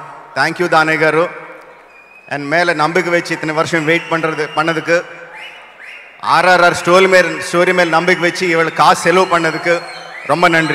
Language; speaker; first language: Tamil; non-native, local second language; Telugu